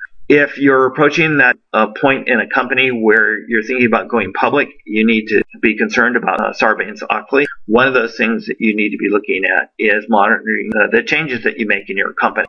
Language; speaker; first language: English; native; English